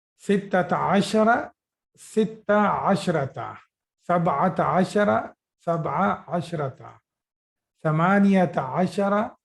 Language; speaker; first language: Arabic; non-native, fluent; Urdu